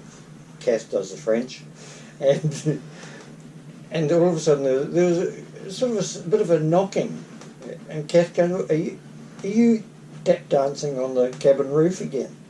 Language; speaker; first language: English; native; English